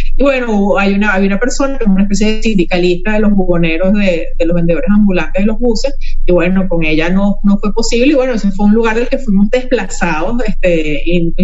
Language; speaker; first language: Spanish; native; Spanish